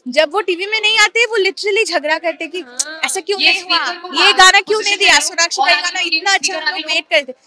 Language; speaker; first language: Hindi; non-native, local second language; Bangla